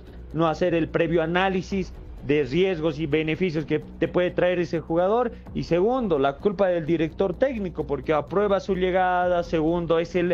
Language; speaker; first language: Spanish; native; Spanish